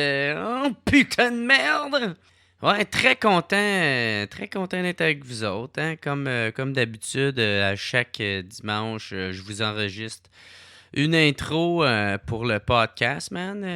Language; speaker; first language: French; native; French